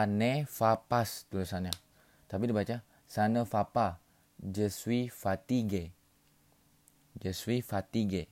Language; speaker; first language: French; non-native, learner; Indonesian